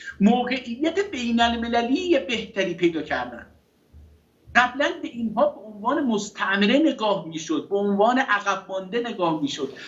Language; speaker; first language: Persian; non-native, local second language; Azerbaijani